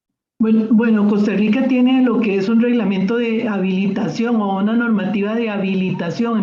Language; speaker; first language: Spanish; native; Spanish